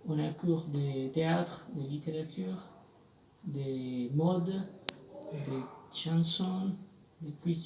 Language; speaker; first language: French; non-native, fluent; Spanish